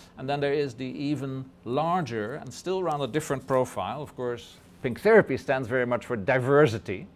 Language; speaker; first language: English; non-native, fluent; Dutch